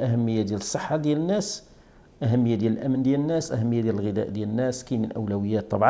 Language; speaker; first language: Arabic; native; Arabic